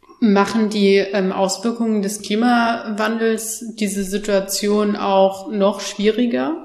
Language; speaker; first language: German; native; German